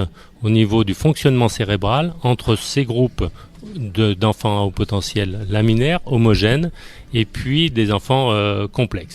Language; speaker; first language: French; native; French